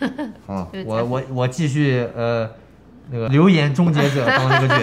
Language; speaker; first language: Chinese; native; Chinese